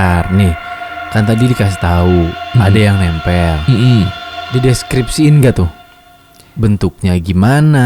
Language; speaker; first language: Indonesian; native; Indonesian